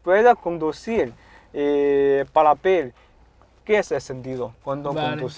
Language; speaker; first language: Spanish; non-native, learner; Chinese